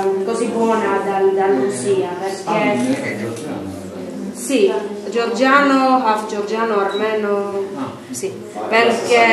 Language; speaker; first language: Italian; non-native, learner; Armenian